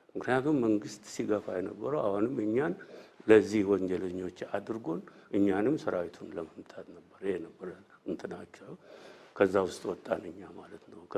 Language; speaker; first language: Amharic; non-native, local second language; Oromo